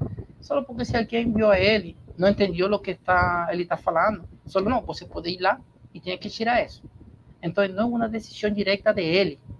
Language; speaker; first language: Portuguese; non-native, learner; Spanish